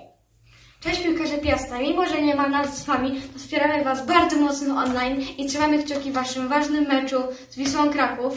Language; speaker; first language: Polish; native; Polish